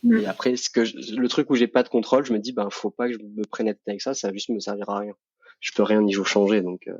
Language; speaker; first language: French; native; French